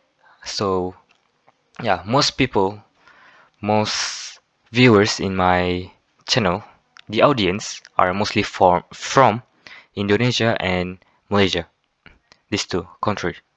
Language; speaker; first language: English; non-native, fluent; Malay